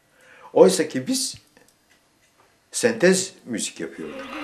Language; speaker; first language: Turkish; native; Turkish